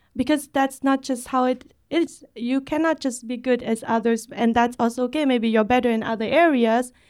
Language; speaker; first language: English; early bilingual, other home language; Vietnamese